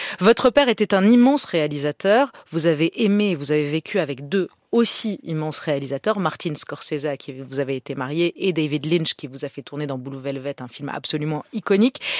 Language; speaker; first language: French; native; French